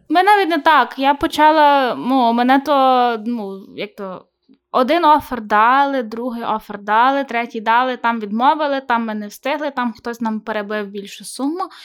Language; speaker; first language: Ukrainian; native; Ukrainian